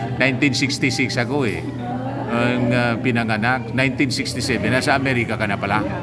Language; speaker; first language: Filipino; non-native, local second language; Bikol